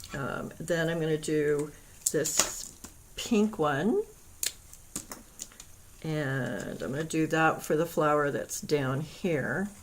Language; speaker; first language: English; native; English